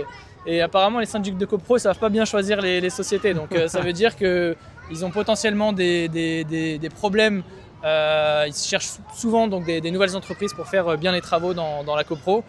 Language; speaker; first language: French; native; French